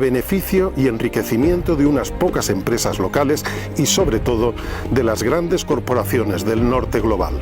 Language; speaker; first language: Spanish; native; Spanish